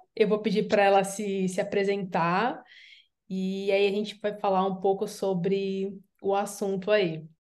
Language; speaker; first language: Portuguese; native; Portuguese